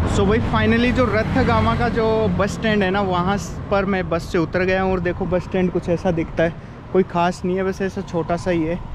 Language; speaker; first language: Hindi; native; Hindi